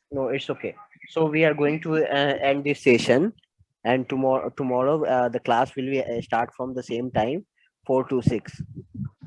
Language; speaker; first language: English; non-native, local second language; Hindi